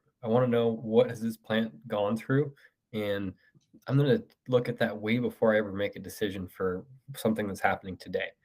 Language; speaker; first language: English; native; English